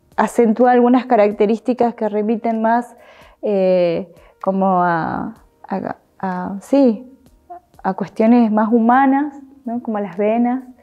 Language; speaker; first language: Spanish; native; Spanish